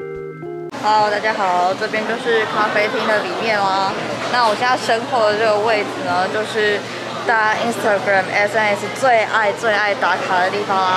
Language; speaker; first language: Chinese; native; Chinese